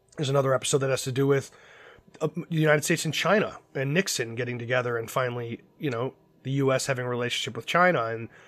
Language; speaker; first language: English; native; English